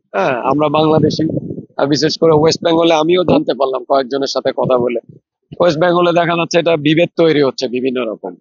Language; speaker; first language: Bangla; native; Bangla